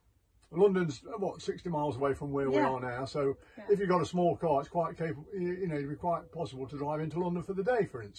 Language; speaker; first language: English; native; English